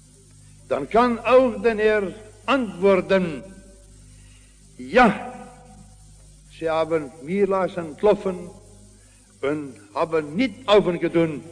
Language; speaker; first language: German; non-native, learner; Afrikaans